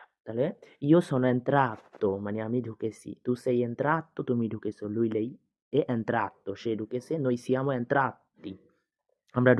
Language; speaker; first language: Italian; non-native, learner; Bangla